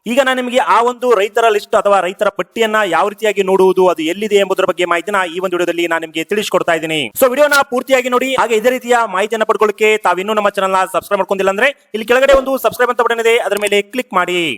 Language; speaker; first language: Kannada; native; Kannada